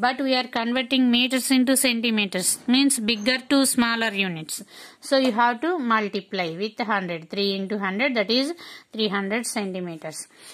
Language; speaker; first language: English; non-native, local second language; Telugu